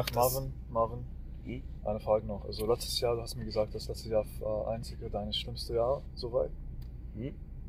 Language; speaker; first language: German; non-native, learner; Arabic